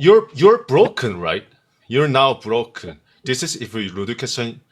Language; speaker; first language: English; non-native, learner; Korean